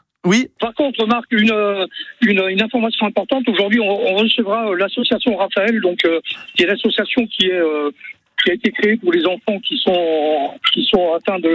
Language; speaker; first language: French; native; French